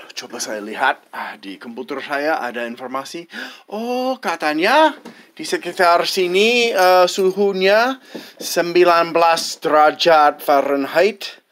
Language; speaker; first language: Indonesian; non-native, fluent; English